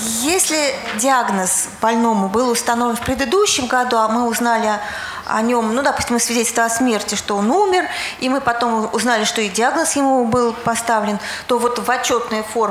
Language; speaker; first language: Russian; native; Russian